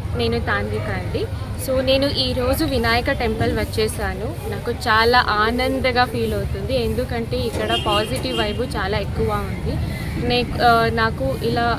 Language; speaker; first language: Telugu; non-native, fluent; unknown